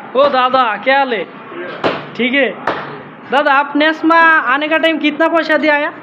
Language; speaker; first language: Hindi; non-native, learner; Bangla